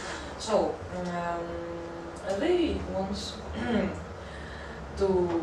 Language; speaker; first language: English; non-native, learner; Russian